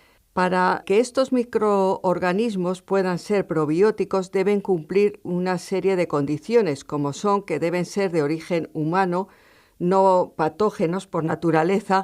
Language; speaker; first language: Spanish; native; Spanish